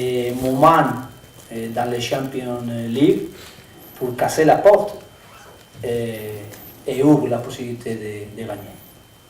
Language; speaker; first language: French; non-native, learner; Spanish